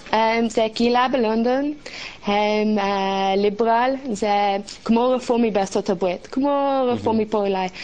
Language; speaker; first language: Hebrew; non-native, learner; English